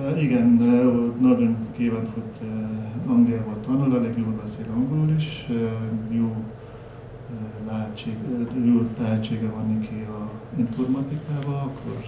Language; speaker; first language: Hungarian; non-native, learner; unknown